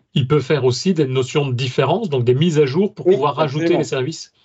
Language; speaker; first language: French; native; French